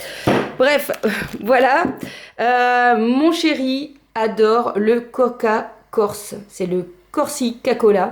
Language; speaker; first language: French; native; French